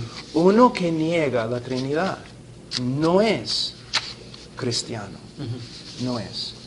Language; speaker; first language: Spanish; non-native, fluent; English